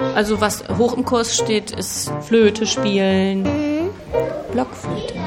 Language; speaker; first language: German; native; German